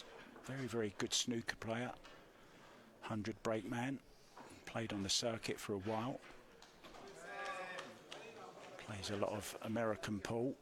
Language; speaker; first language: English; native; English